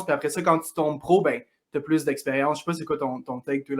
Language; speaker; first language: French; native; French